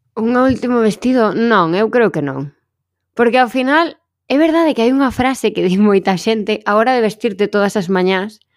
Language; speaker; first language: Galician; non-native, local second language; Spanish